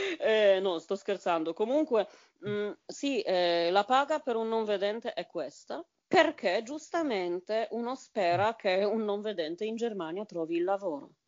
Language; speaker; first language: Italian; non-native, fluent; Polish